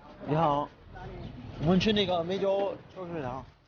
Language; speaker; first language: Chinese; non-native, learner; English